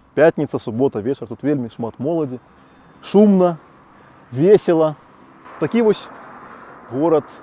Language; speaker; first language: Belarusian; native; Belarusian